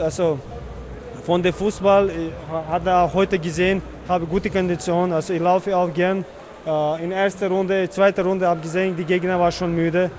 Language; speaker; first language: German; non-native, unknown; Chechen